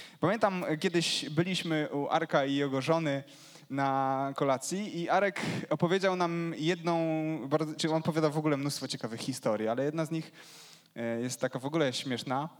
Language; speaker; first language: Polish; native; Polish